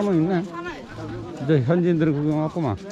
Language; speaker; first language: Korean; native; Korean